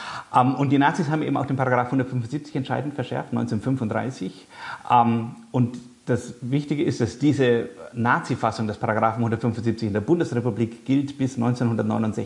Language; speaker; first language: German; native; German